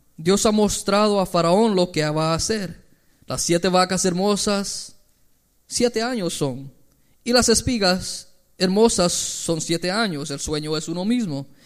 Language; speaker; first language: Spanish; early bilingual, heritage; Spanish